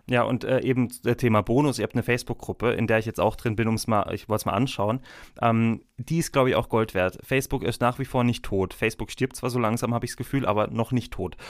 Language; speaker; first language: German; native; German